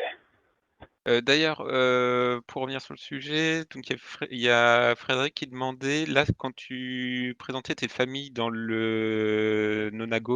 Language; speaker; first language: French; native; French